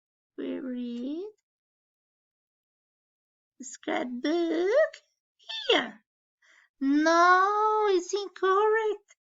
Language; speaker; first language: English; non-native, learner; Spanish